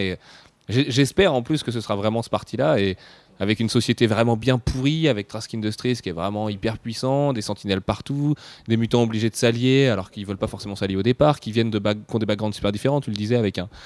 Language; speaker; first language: French; native; French